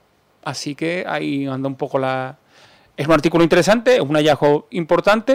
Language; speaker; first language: Spanish; native; Spanish